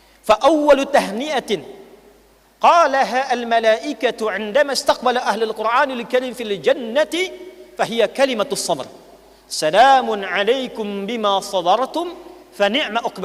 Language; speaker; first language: Arabic; non-native, fluent; Indonesian